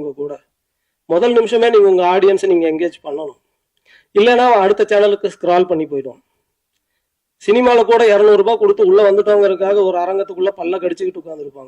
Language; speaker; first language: Tamil; native; Tamil